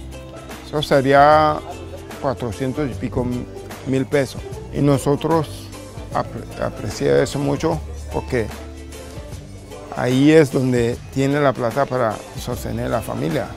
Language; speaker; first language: Spanish; non-native, local second language; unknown